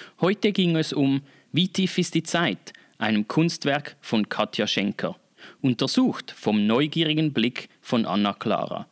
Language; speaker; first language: German; native; German